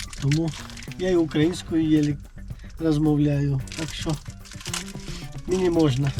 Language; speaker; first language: Ukrainian; non-native, learner; Georgian